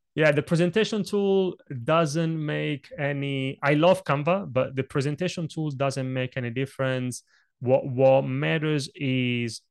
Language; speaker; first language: English; non-native, fluent; Italian